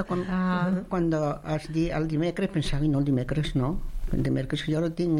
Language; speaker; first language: Catalan; non-native, local second language; Spanish